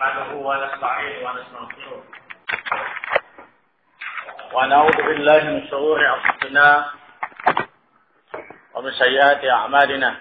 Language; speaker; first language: Arabic; non-native, fluent; Indonesian